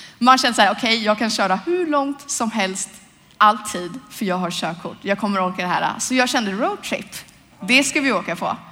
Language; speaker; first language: Swedish; native; Swedish